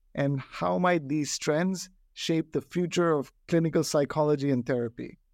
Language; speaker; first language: English; non-native, local second language; Hindi